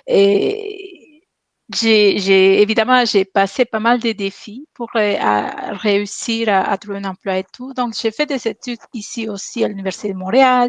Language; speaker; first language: French; non-native, fluent; Spanish